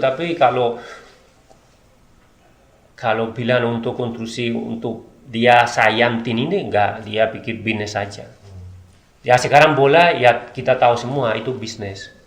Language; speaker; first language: Indonesian; non-native, learner; Spanish